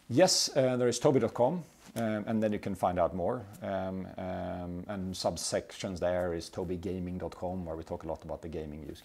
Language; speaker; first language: English; non-native, fluent; Swedish